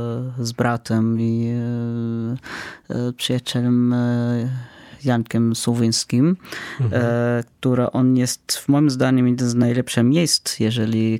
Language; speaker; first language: Polish; non-native, fluent; Arabic